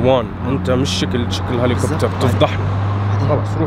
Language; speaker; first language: Arabic; native; Arabic